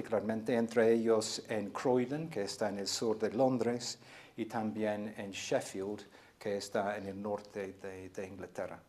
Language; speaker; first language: Spanish; non-native, fluent; English